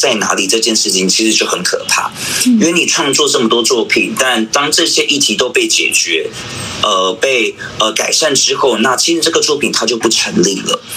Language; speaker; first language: Chinese; native; Chinese